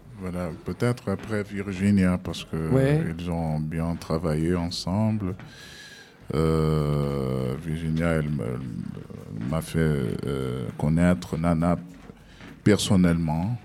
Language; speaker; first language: French; non-native, learner; Portuguese